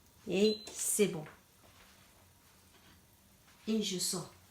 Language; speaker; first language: French; non-native, learner; Chinese